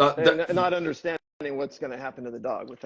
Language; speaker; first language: English; native; English